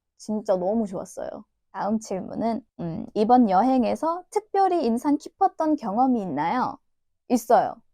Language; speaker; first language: Korean; non-native, fluent; Turkish